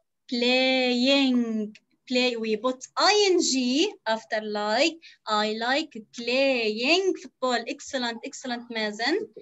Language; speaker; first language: English; non-native, fluent; Arabic